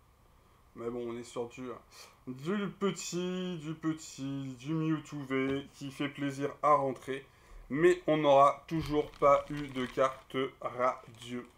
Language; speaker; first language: French; native; French